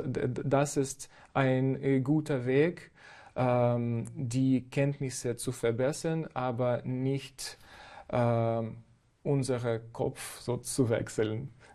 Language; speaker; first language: German; non-native, fluent; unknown